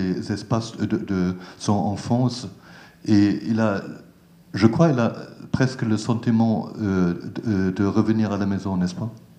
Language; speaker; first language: French; non-native, learner; German